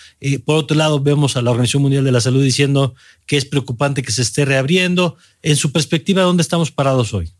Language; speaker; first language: Spanish; native; Spanish